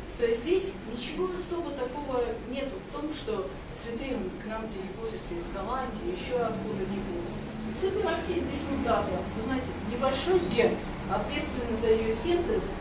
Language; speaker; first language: Russian; non-native, local second language; Georgian